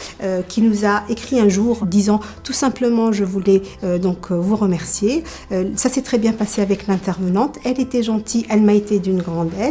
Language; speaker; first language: French; native; French